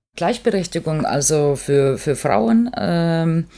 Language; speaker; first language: German; non-native, fluent; Finnish